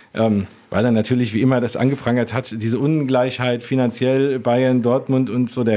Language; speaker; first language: German; native; German